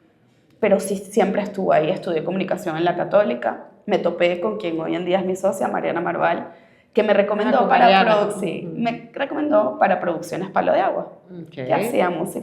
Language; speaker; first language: Spanish; native; Spanish